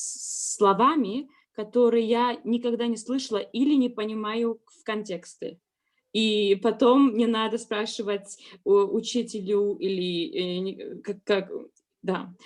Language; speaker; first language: Russian; non-native, learner; Georgian